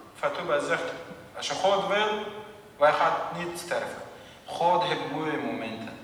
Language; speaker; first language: Dutch; non-native, learner; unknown